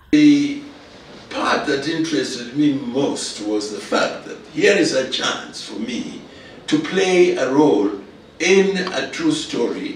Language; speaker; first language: English; non-native, local second language; Luyia